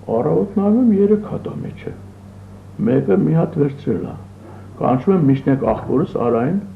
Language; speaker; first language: Armenian; early bilingual, other home language; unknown